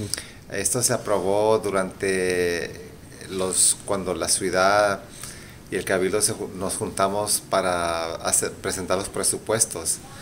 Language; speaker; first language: Spanish; early bilingual, heritage; Spanish